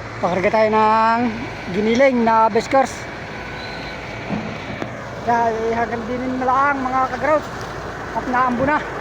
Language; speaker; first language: Filipino; native; Filipino